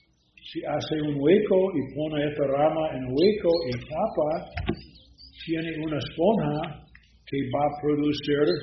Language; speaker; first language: Spanish; non-native, learner; English